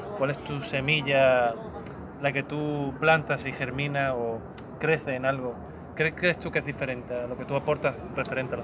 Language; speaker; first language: Spanish; native; Spanish